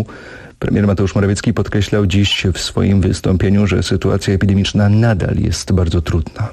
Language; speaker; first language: Polish; native; Polish